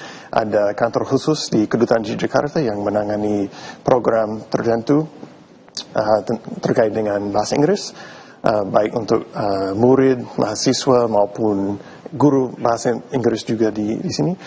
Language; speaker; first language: Indonesian; non-native, fluent; English